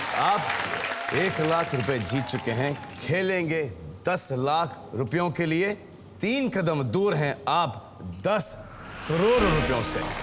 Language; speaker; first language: Hindi; native; Hindi